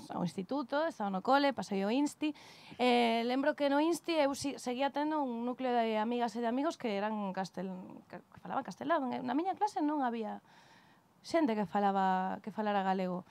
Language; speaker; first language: Spanish; native; Spanish